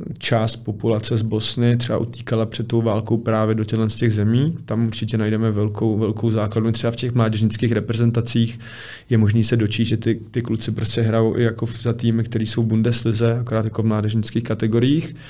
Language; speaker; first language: Czech; early bilingual, other home language; Bosnian